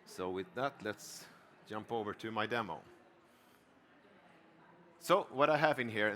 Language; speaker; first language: English; non-native, fluent; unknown